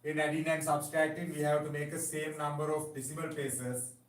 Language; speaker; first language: English; non-native, local second language; Sinhala